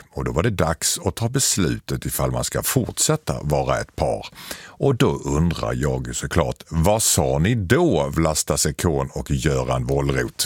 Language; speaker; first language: Swedish; native; Swedish